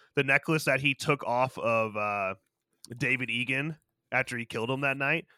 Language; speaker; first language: English; native; English